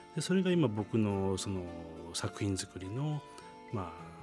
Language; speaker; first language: Japanese; native; Japanese